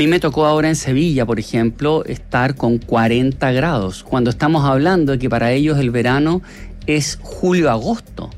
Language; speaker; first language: Spanish; native; Spanish